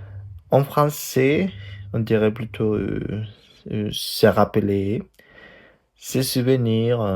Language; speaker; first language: French; non-native, fluent; Spanish